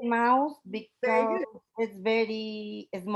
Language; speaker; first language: English; non-native, learner; Spanish